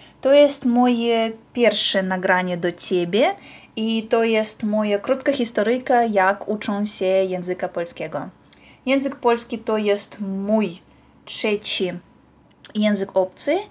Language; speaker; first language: Polish; non-native, learner; Russian